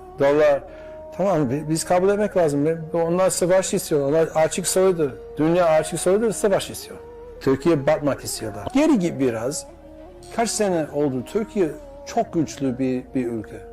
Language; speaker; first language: Turkish; non-native, learner; Bosnian